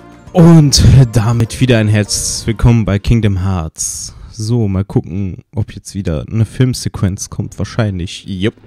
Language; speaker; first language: German; native; German